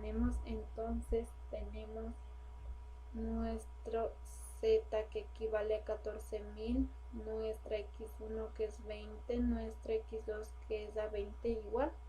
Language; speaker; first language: Spanish; native; Spanish